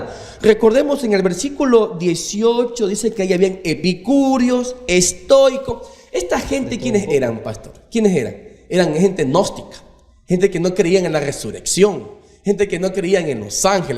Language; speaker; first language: Spanish; native; Spanish